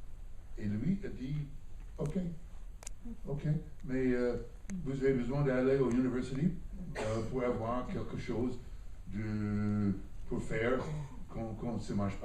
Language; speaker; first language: French; non-native, learner; English